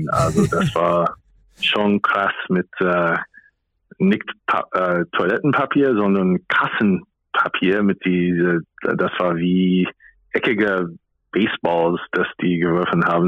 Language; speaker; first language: German; non-native, fluent; English